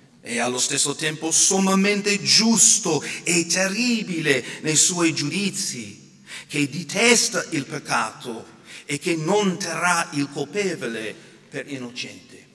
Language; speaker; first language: Italian; non-native, fluent; English